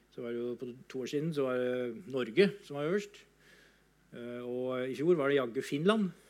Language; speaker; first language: Norwegian; native; Norwegian